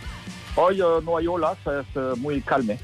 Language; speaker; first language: Spanish; non-native, learner; Basque